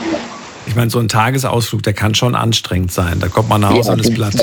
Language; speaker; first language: German; native; German